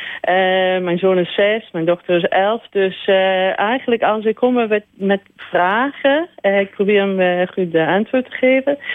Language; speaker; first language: Dutch; non-native, learner; English